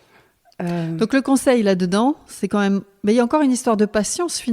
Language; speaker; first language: French; native; French